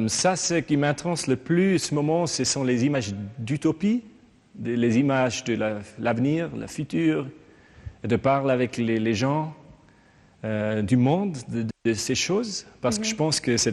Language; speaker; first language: French; non-native, learner; German